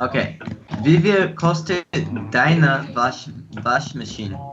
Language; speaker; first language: German; non-native, learner; English